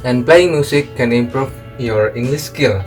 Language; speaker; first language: English; non-native, learner; Indonesian